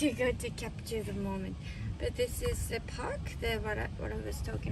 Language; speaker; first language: English; non-native, fluent; Japanese